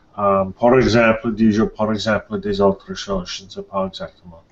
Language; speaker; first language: French; non-native, learner; English